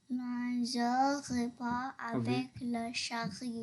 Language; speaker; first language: French; non-native, learner; English